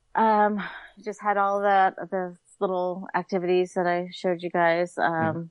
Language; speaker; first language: English; native; English